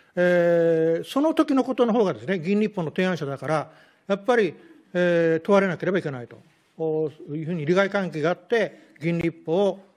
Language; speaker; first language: Japanese; native; Japanese